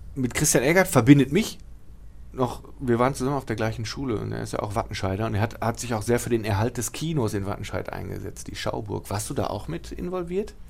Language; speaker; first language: German; native; German